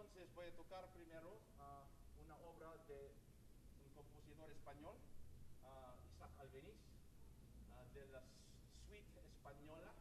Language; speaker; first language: Spanish; non-native, learner; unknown